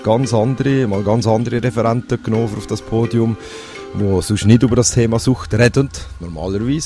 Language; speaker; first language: German; native; German